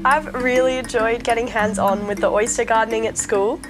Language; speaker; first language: English; native; English